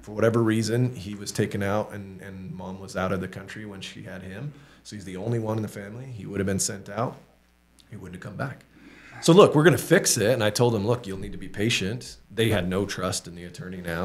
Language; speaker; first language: English; native; English